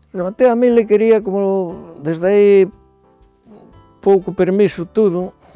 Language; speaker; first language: Galician; native; Galician